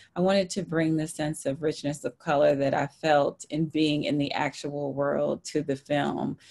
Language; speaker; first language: English; native; English